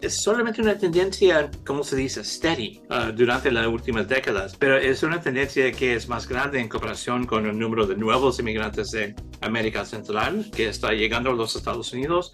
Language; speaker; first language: Spanish; early bilingual, heritage; English